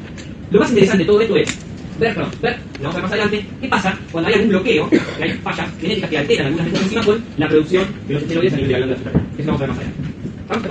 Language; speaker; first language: Spanish; native; Spanish